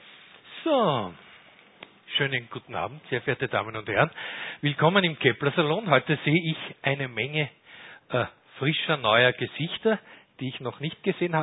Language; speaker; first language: German; native; German